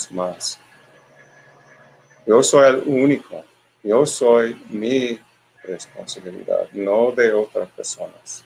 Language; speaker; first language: Spanish; non-native, learner; English